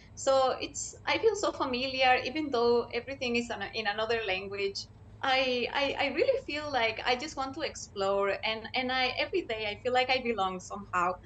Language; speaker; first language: English; non-native, fluent; Spanish